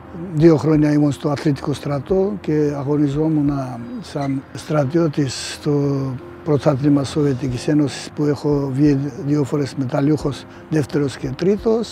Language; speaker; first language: Greek; non-native, fluent; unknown